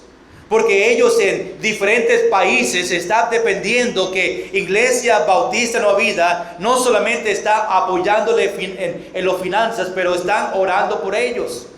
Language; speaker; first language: Spanish; non-native, fluent; English